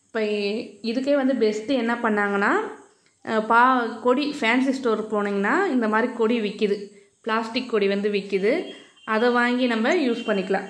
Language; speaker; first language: Tamil; native; Tamil